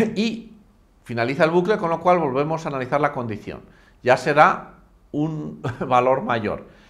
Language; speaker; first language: Spanish; native; Spanish